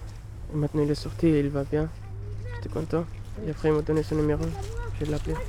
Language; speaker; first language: French; non-native, learner; Pashto